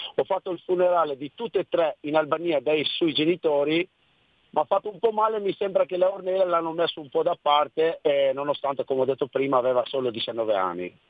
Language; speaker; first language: Italian; non-native, fluent; Albanian